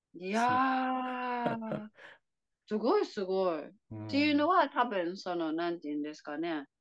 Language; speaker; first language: Japanese; non-native, fluent; English